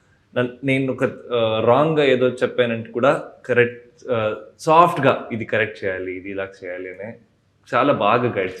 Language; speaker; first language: Telugu; non-native, fluent; Kannada